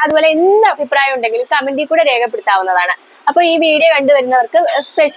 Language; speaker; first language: Malayalam; native; Malayalam